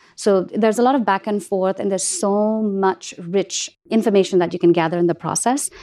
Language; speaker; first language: English; non-native, local second language; Hindi